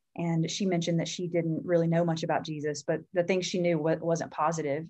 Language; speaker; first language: English; native; English